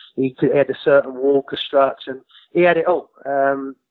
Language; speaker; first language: English; native; English